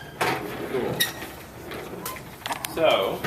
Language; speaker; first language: English; native; English